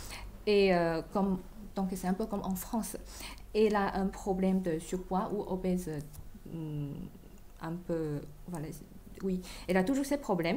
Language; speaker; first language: French; non-native, fluent; Chinese